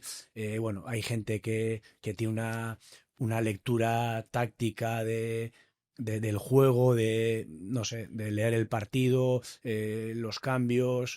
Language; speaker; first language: Spanish; native; Spanish